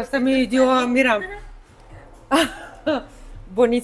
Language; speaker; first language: Spanish; non-native, fluent; Russian